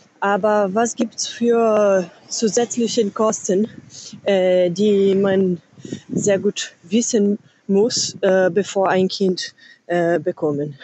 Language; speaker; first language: German; non-native, learner; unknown